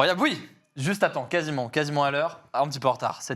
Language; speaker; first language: French; native; French